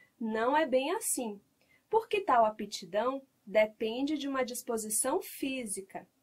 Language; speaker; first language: Portuguese; native; Portuguese